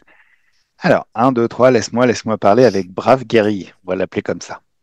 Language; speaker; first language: French; native; French